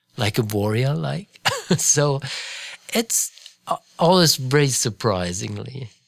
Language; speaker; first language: English; non-native, fluent; German